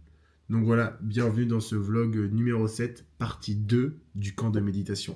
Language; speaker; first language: French; native; French